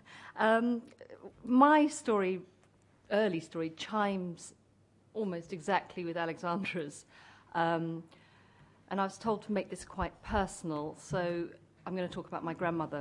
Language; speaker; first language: English; native; English